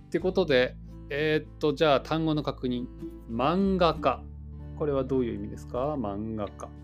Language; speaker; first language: Japanese; native; Japanese